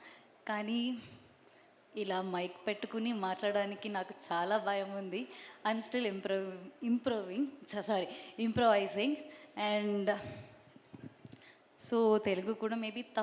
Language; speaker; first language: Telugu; non-native, local second language; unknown